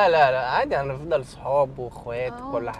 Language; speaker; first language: Arabic; native; Arabic